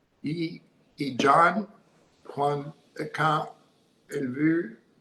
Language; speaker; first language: French; non-native, learner; English